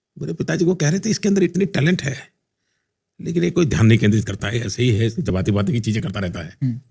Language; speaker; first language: Hindi; non-native, local second language; Gujarati